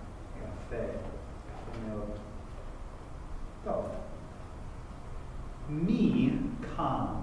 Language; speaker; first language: Hebrew; non-native, fluent; English